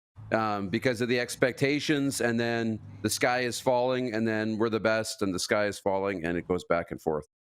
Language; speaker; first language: English; native; English